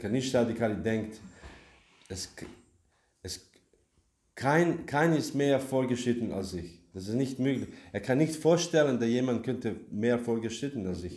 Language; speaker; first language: German; non-native, learner; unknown